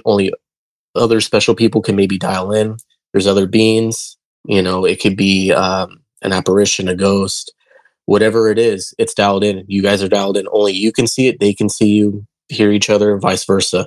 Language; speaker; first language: English; native; English